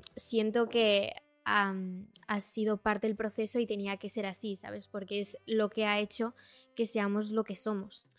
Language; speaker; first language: Spanish; early bilingual, other home language; Portuguese